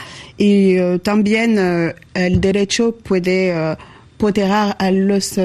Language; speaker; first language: Spanish; non-native, learner; French